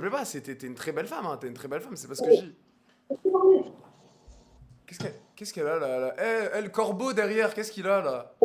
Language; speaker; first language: French; native; French